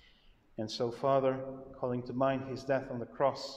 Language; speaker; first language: English; non-native, fluent; Portuguese